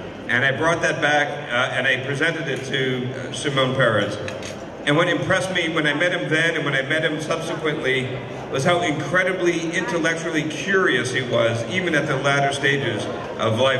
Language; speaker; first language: English; native; English